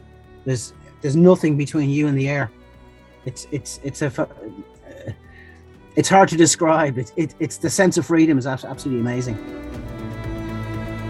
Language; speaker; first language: English; native; English